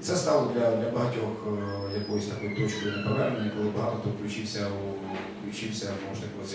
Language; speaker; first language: Ukrainian; native; Ukrainian